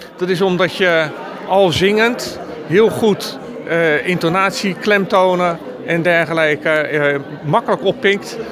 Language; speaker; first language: Dutch; native; Dutch